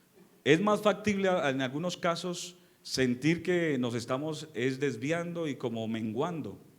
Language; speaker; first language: Spanish; native; Spanish